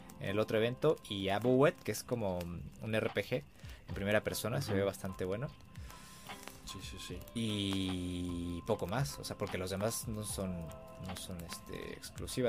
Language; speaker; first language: Spanish; native; Spanish